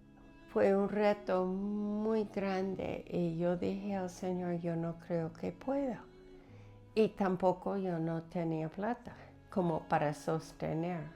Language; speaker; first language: Spanish; non-native, fluent; English